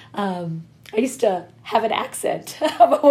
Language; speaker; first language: English; early bilingual, other home language; Persian